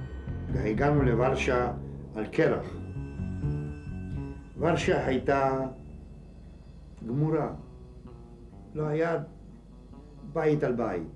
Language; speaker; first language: Hebrew; non-native, fluent; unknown